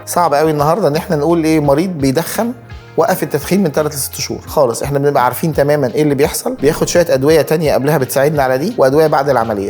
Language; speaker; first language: Arabic; native; Arabic